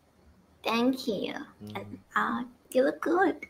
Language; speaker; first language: English; non-native, learner; Thai